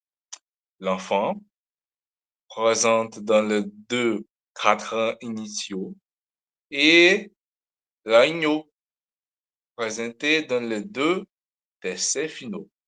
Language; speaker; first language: French; non-native, learner; Portuguese